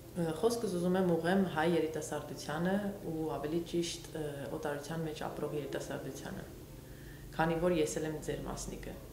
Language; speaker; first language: Armenian; early bilingual, heritage; Armenian